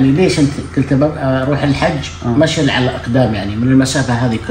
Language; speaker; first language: Arabic; native; Arabic